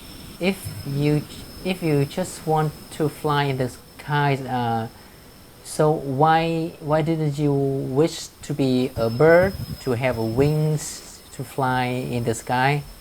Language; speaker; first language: English; non-native, fluent; Vietnamese